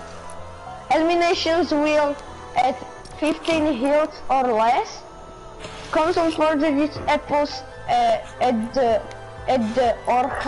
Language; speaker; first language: English; non-native, learner; Slovak